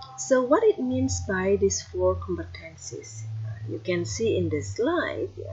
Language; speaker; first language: English; non-native, fluent; Indonesian